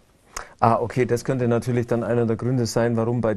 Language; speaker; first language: German; native; German